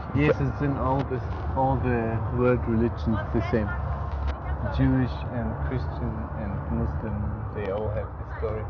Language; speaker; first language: English; non-native, fluent; German